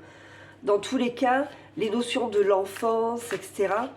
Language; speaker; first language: French; native; French